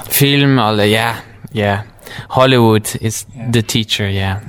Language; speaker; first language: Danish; non-native, learner; Dutch